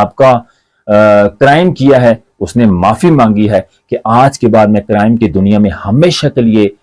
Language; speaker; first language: Urdu; non-native, local second language; Punjabi